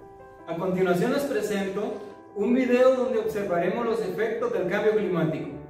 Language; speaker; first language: Spanish; native; Spanish